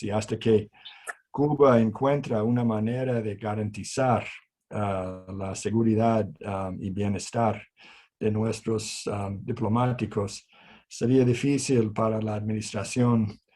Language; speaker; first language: Spanish; non-native, fluent; English